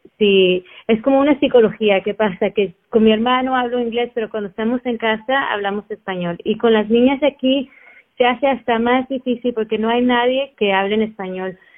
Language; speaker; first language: Spanish; early bilingual, heritage; Spanish